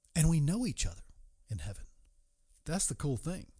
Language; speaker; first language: English; native; English